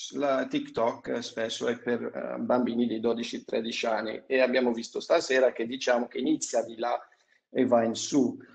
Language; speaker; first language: Italian; non-native, fluent; English